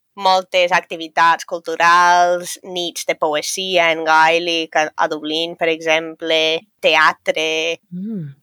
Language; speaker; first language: Catalan; non-native, fluent; English